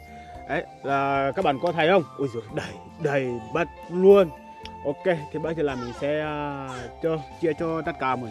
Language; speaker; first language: Vietnamese; non-native, fluent; Portuguese